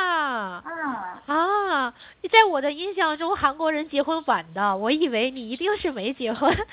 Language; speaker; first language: Chinese; native; Chinese